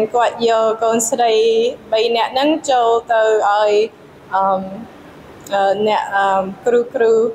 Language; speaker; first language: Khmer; early bilingual, heritage; Khmer